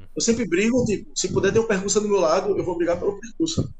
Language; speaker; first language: Portuguese; native; Portuguese